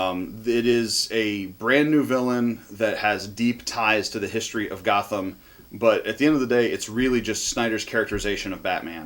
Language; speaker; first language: English; native; English